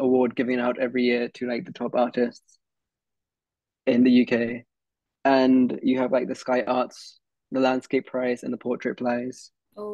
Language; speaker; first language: English; early bilingual, other home language; Hindi